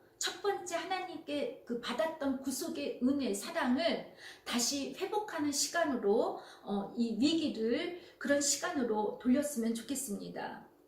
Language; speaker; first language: Korean; native; Korean